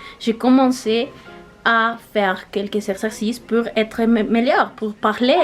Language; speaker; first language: French; non-native, learner; Spanish